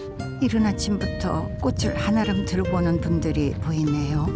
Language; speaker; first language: Korean; native; Korean